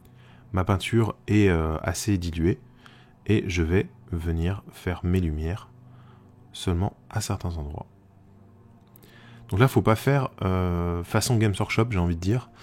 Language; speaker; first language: French; native; French